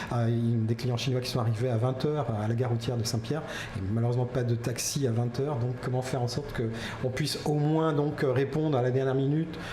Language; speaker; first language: French; native; French